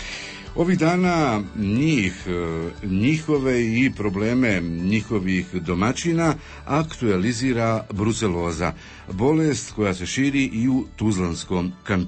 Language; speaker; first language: Croatian; native; Croatian